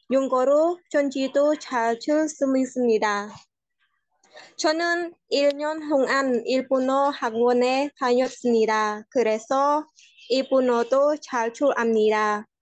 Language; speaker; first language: Korean; non-native, learner; Khmer